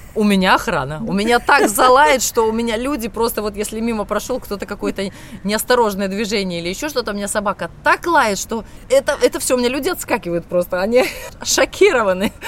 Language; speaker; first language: Russian; native; Russian